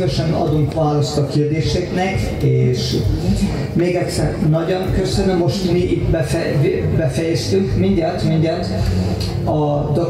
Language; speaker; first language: Hungarian; non-native, fluent; German